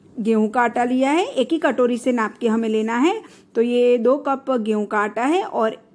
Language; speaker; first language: Hindi; non-native, local second language; Gujarati